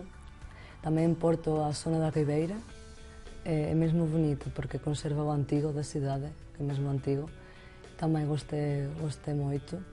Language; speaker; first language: Portuguese; non-native, fluent; Spanish